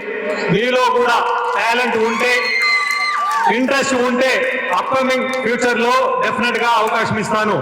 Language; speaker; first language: Telugu; native; Telugu